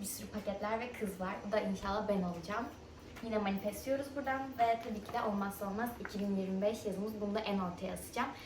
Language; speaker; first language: Turkish; early bilingual, other home language; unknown